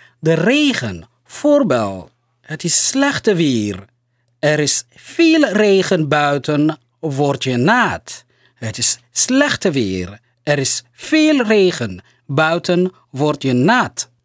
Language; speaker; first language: Dutch; non-native, fluent; Somali